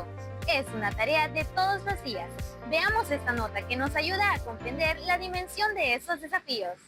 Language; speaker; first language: Spanish; native; Spanish